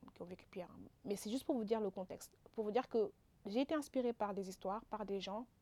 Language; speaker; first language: French; non-native, local second language; Wolof